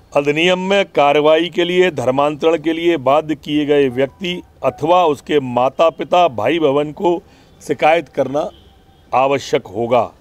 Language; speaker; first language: Hindi; native; Hindi